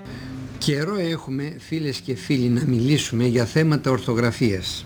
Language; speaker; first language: Greek; native; Greek